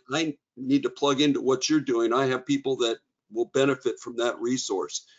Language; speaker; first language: English; native; English